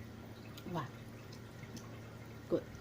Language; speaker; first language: English; non-native, learner; Indonesian